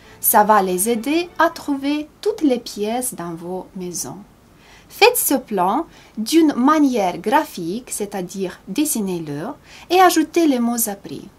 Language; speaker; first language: French; non-native, fluent; Romanian